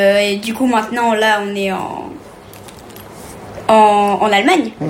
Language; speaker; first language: French; early bilingual, heritage; French